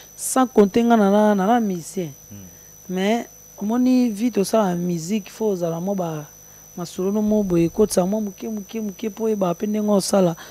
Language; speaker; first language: Lingala; native; Lingala